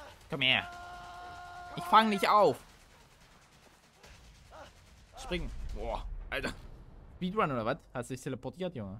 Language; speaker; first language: German; native; German